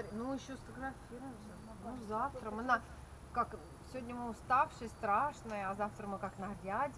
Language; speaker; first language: Russian; native; Russian